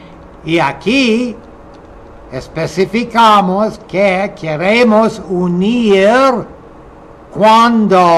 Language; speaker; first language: Spanish; non-native, fluent; English